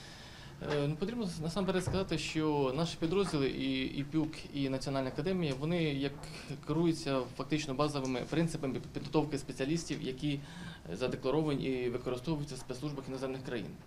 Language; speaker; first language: Ukrainian; native; Ukrainian